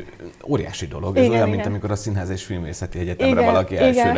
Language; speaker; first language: Hungarian; native; Hungarian